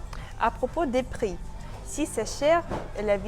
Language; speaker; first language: French; non-native, fluent; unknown